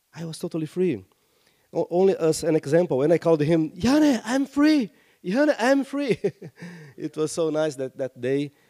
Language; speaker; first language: English; non-native, fluent; Portuguese